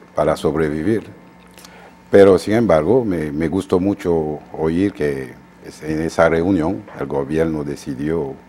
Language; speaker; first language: Spanish; non-native, fluent; Haitian Creole